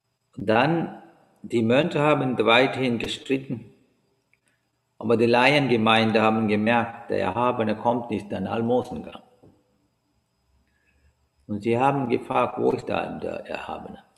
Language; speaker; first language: German; non-native, learner; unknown